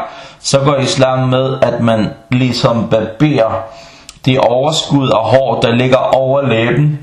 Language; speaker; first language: Danish; non-native, fluent; Arabic